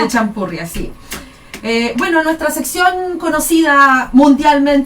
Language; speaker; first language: Spanish; native; Spanish